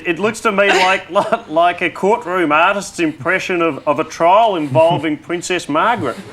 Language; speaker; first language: English; native; English